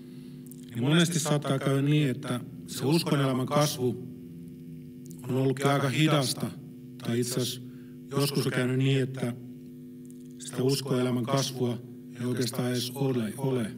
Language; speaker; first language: Finnish; native; Finnish